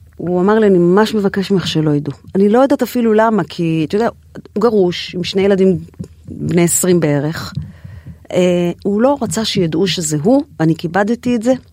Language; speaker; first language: Hebrew; native; Hebrew